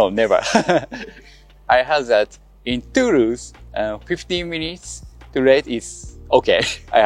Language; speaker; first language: English; non-native, learner; Japanese